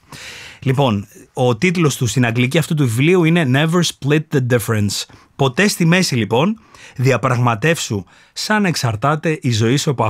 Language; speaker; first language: Greek; native; Greek